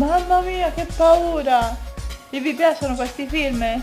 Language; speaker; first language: Italian; non-native, fluent; Spanish